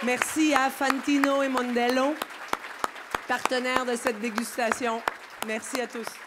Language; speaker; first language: French; native; French